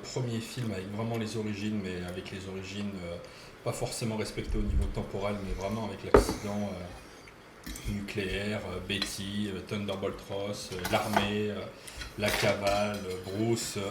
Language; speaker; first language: French; native; French